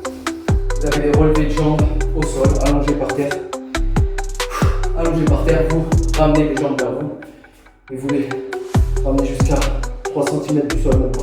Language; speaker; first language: French; native; French